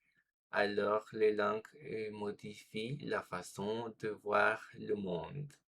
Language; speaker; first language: French; non-native, fluent; Spanish